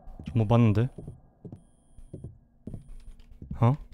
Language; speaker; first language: Korean; non-native, fluent; German